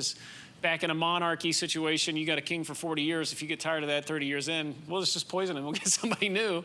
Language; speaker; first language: English; native; English